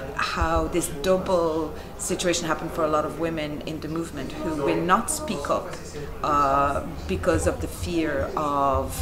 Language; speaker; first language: English; non-native, fluent; Arabic